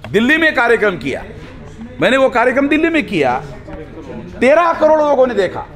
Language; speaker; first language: Hindi; non-native, local second language; Marathi